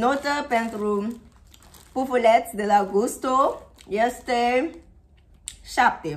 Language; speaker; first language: Romanian; non-native, learner; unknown